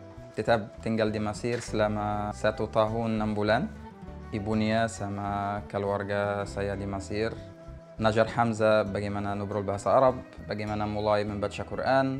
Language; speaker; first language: Indonesian; non-native, fluent; Arabic